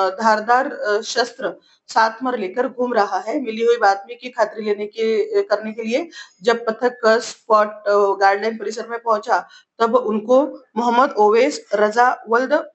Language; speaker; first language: Hindi; non-native, local second language; Marathi